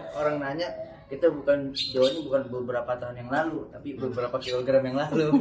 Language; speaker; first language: Indonesian; native; Indonesian